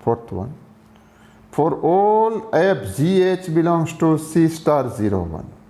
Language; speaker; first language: English; non-native, local second language; Gujarati